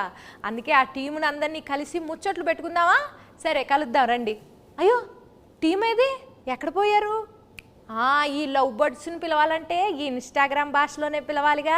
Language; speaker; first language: Telugu; native; Telugu